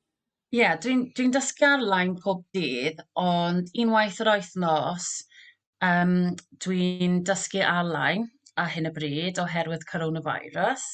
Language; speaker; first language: Welsh; non-native, local second language; English